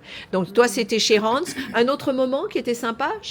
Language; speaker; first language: French; native; French